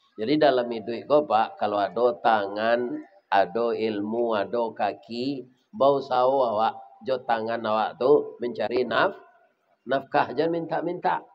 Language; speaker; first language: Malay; non-native, local second language; Minangkabau